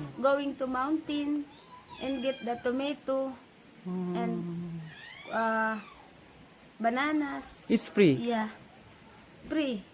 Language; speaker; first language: English; non-native, learner; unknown